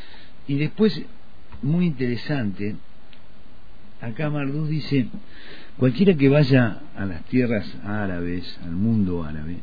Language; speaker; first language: Spanish; native; Spanish